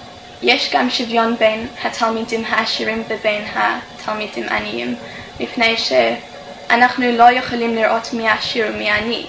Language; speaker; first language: Hebrew; non-native, fluent; English